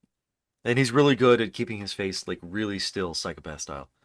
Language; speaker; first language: English; native; English